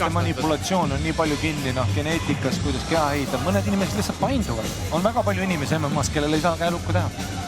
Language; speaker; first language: Estonian; native; Estonian